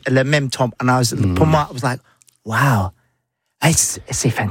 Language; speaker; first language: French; non-native, learner; English